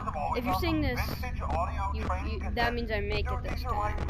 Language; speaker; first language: English; native; English